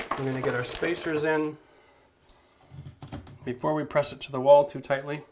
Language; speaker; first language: English; native; English